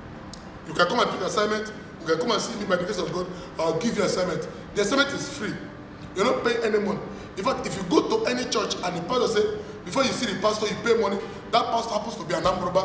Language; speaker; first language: English; non-native, local second language; Igbo